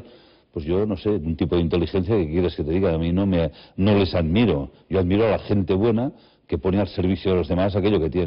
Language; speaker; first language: Spanish; native; Spanish